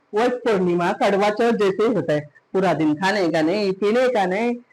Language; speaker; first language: Hindi; non-native, local second language; Marathi